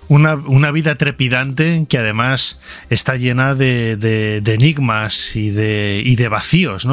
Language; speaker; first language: Spanish; native; Spanish